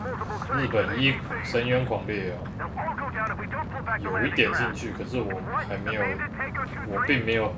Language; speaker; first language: Chinese; native; Chinese